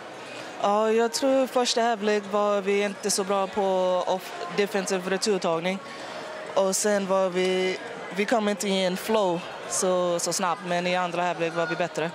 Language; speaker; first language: Swedish; non-native, fluent; English